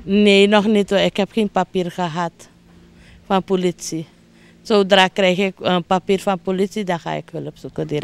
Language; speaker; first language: Dutch; non-native, local second language; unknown